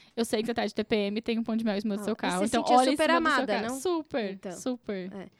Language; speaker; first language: Portuguese; native; Portuguese